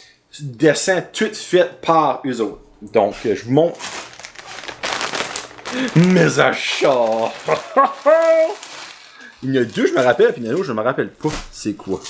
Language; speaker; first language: French; native; French